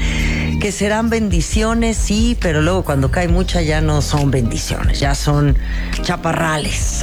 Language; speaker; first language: Spanish; native; Spanish